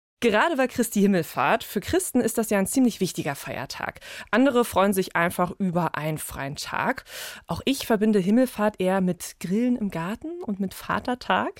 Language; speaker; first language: German; native; German